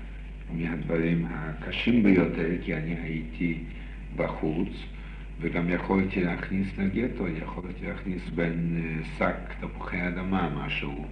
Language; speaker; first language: Hebrew; non-native, fluent; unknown